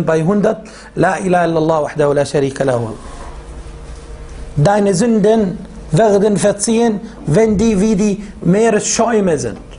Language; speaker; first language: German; non-native, fluent; Arabic